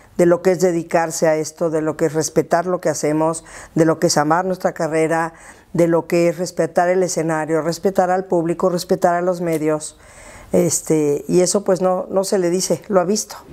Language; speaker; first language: Spanish; native; Spanish